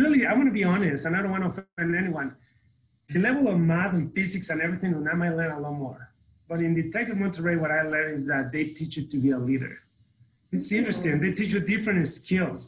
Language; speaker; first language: English; non-native, fluent; Spanish